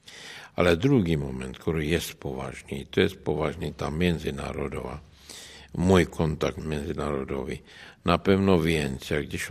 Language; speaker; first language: Polish; non-native, learner; Czech